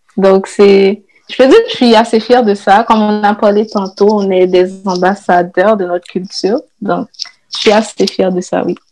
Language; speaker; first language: French; non-native, local second language; Haitian Creole